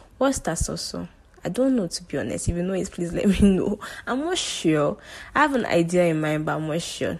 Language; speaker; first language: English; non-native, local second language; Yoruba